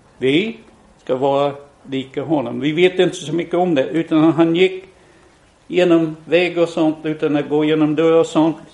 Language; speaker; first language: Swedish; non-native, fluent; English